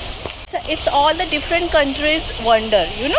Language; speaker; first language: English; non-native, learner; Hindi